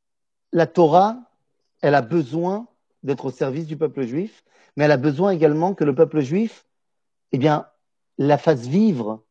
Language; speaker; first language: French; native; French